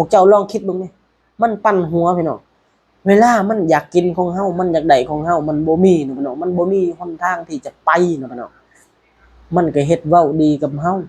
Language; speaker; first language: Thai; non-native, local second language; Lao